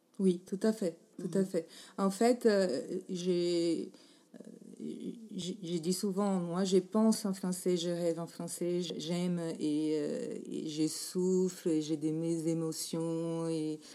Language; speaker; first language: French; non-native, fluent; Portuguese